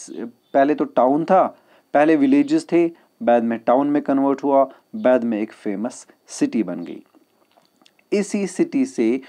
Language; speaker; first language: Hindi; non-native, local second language; Kashmiri